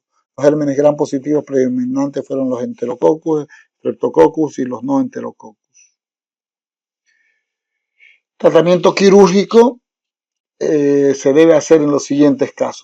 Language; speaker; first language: Spanish; native; Spanish